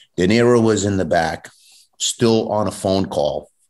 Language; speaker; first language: English; native; English